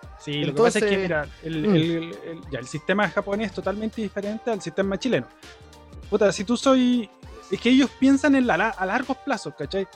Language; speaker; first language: Spanish; native; Spanish